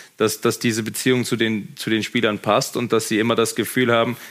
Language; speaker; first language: German; native; German